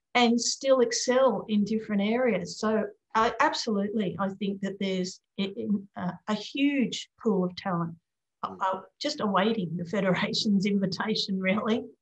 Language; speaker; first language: English; native; English